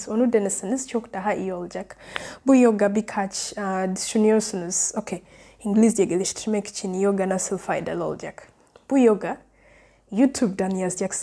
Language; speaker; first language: Turkish; non-native, learner; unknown